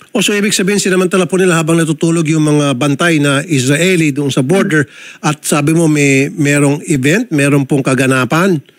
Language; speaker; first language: Filipino; native; Filipino